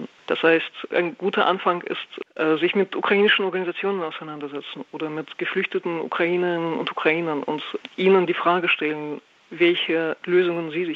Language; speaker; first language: German; non-native, fluent; Russian